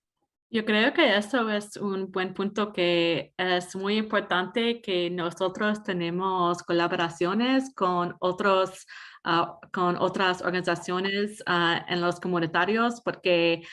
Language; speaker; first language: Spanish; non-native, fluent; English